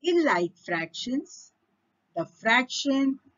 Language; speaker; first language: English; non-native, local second language; Marathi